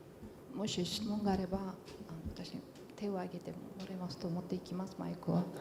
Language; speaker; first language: Japanese; non-native, fluent; Portuguese